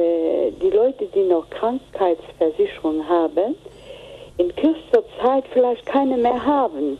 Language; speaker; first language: German; non-native, fluent; Greek